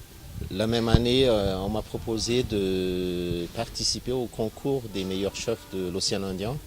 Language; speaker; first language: French; non-native, local second language; Malagasy